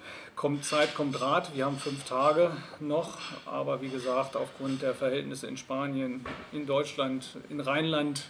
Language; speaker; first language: German; native; German